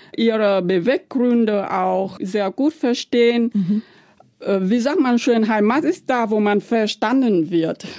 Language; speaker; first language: German; non-native, fluent; Vietnamese